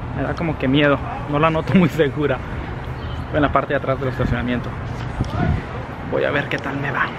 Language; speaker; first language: Spanish; native; Spanish